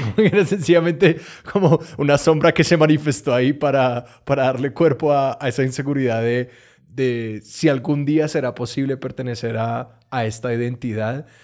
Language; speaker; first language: Spanish; native; Spanish